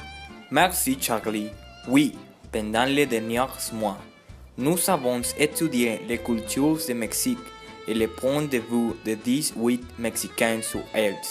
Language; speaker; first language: French; non-native, learner; Spanish